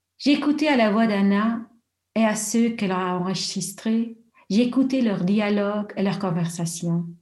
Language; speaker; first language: French; non-native, local second language; German